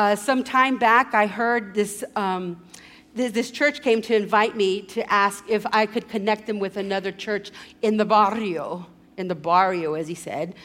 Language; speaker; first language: English; early bilingual, other home language; Spanish